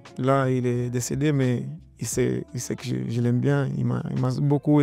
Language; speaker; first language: French; non-native, learner; Portuguese